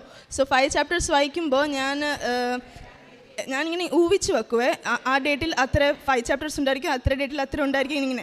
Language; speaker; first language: Malayalam; early bilingual, heritage; Malayalam